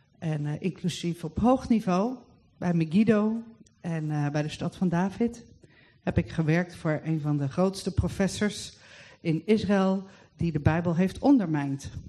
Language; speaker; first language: Dutch; native; Dutch